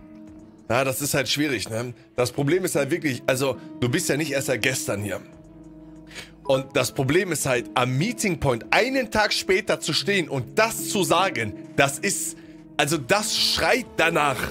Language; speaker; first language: German; native; German